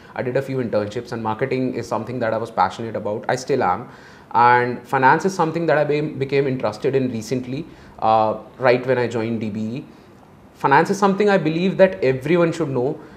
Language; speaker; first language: English; non-native, local second language; Hindi